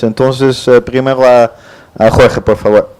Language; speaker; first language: Spanish; non-native, fluent; Dutch